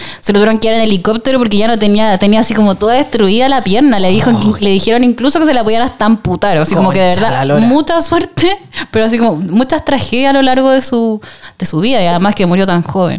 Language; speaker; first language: Spanish; native; Spanish